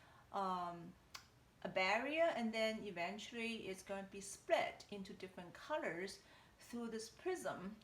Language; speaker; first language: English; non-native, fluent; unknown